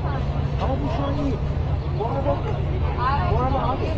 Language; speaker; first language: Turkish; native; Turkish